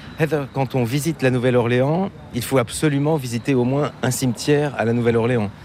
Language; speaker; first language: French; native; French